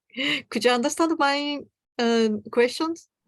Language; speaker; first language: English; non-native, learner; Japanese